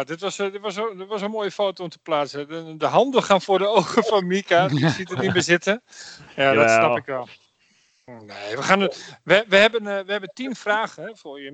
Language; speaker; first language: Dutch; native; Dutch